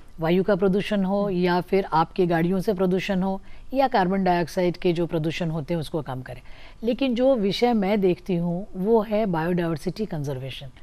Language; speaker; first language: Hindi; native; Hindi